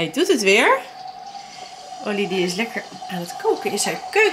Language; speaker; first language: Dutch; native; Dutch